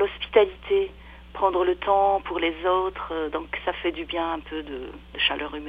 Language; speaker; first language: French; non-native, local second language; Arabic